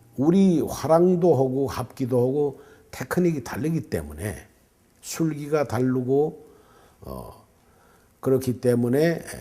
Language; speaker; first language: Korean; native; Korean